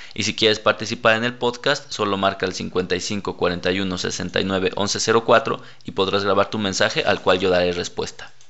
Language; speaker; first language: Spanish; native; Spanish